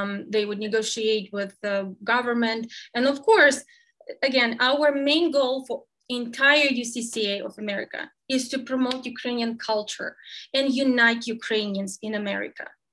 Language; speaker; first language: English; non-native, fluent; Ukrainian